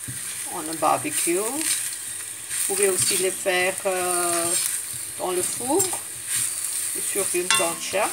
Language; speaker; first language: French; non-native, fluent; Hindi